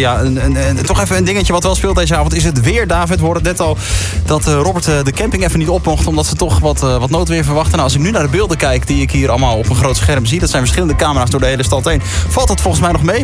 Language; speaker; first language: Dutch; native; Dutch